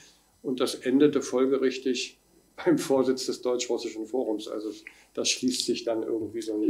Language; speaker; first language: German; native; German